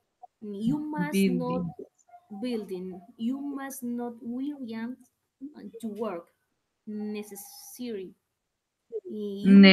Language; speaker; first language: English; non-native, learner; Spanish